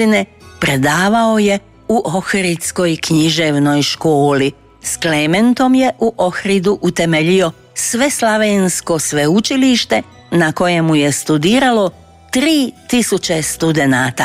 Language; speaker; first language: Croatian; native; Croatian